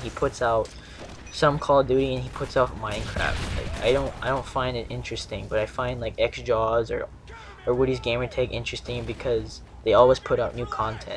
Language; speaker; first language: English; native; English